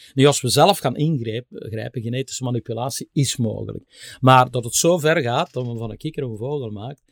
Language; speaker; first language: Dutch; native; Dutch